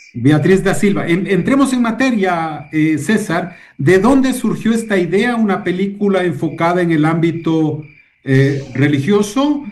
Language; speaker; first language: Spanish; native; Spanish